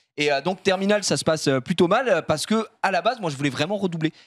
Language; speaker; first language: French; native; French